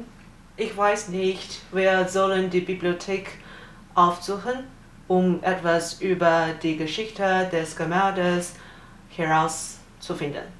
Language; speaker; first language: German; non-native, learner; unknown